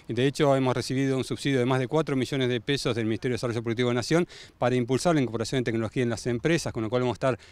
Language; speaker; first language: Spanish; native; Spanish